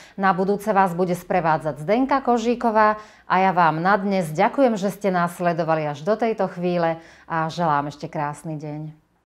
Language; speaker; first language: Slovak; native; Slovak